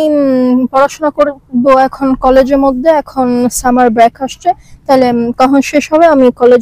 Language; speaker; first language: Bangla; early bilingual, heritage; Bangla